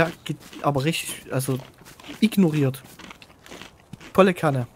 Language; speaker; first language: German; native; German